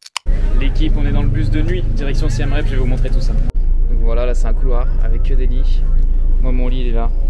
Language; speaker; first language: French; native; French